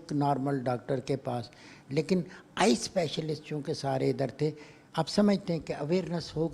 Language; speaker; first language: Urdu; native; Urdu